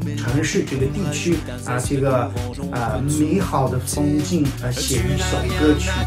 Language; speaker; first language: Chinese; non-native, fluent; French